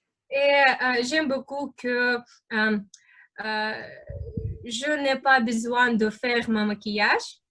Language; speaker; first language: French; non-native, learner; Russian